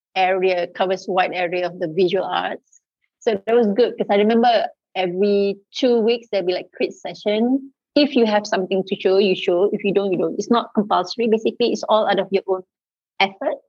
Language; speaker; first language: English; non-native, local second language; Malay